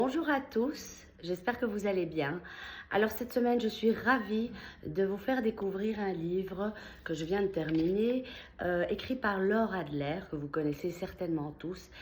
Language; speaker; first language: French; native; French